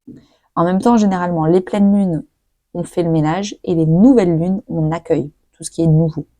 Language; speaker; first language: French; native; French